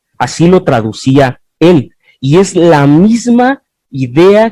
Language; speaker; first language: Spanish; native; Spanish